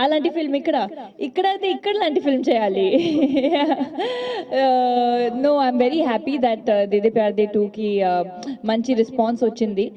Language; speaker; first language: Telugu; non-native, fluent; Hindi